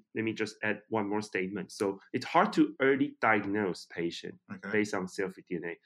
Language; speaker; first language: English; non-native, fluent; Chinese